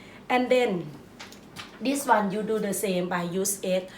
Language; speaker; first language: English; non-native, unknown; Thai